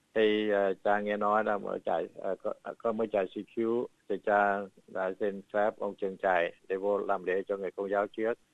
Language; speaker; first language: Vietnamese; early bilingual, heritage; Vietnamese